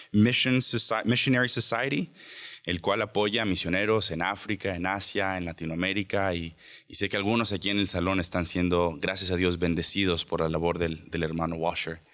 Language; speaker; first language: Spanish; native; Spanish